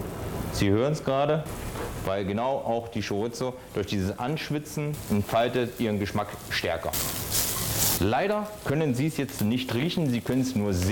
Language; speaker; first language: German; native; German